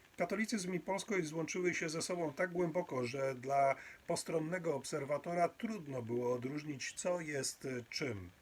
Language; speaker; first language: Polish; native; Polish